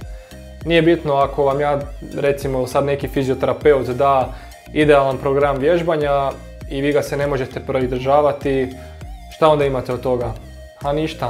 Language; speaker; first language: Croatian; native; Croatian